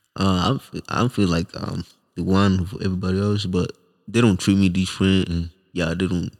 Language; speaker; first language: English; non-native, local second language; Swahili